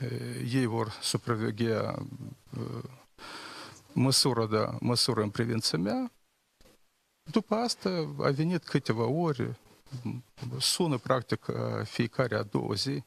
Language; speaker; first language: Romanian; non-native, local second language; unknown